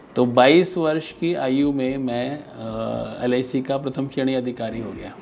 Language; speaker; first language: Hindi; native; Hindi